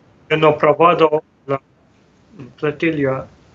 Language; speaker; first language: Spanish; non-native, learner; Tamil